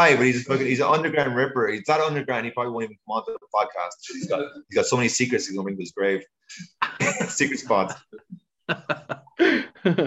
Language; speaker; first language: English; native; English